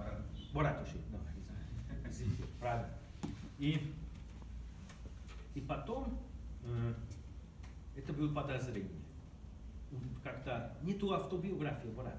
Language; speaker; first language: Russian; non-native, learner; Hungarian